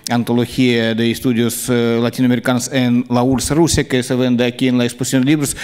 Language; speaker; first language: Spanish; non-native, fluent; Russian